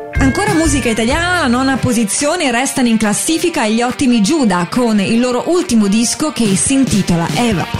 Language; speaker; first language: Italian; native; Italian